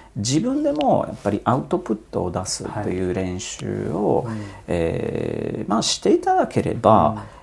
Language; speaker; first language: Japanese; non-native, fluent; Polish